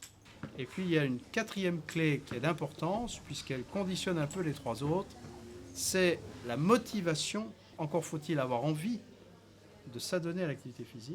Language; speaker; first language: French; native; French